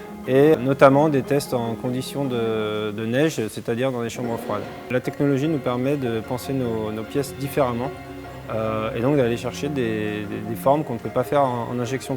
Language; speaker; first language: French; native; French